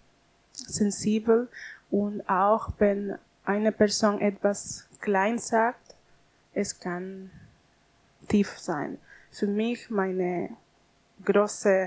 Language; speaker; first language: German; non-native, learner; Spanish